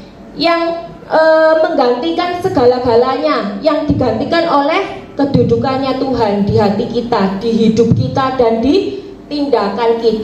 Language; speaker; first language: Indonesian; native; Indonesian